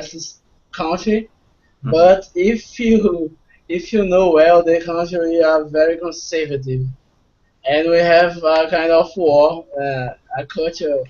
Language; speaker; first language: English; non-native, fluent; Portuguese